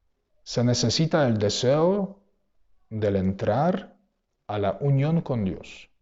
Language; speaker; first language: Spanish; non-native, fluent; Polish